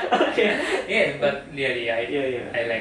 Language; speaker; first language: English; non-native, learner; Japanese